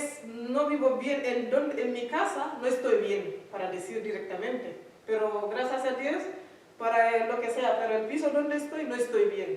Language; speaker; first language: Spanish; non-native, learner; Fula